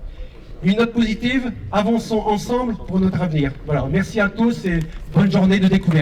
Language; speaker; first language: French; native; French